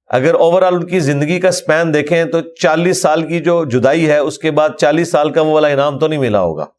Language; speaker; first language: Urdu; non-native, local second language; Punjabi